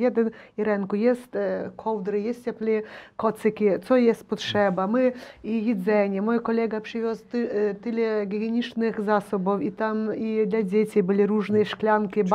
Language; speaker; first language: Polish; non-native, learner; Ukrainian